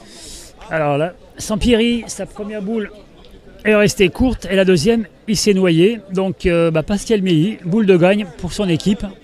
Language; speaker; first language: French; native; French